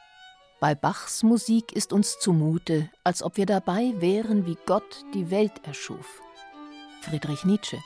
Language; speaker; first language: German; native; German